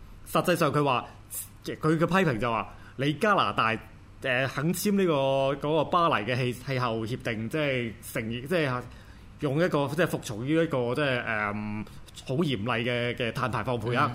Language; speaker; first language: Cantonese; native; Cantonese